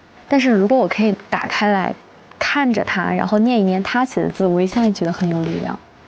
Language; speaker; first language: Chinese; native; Chinese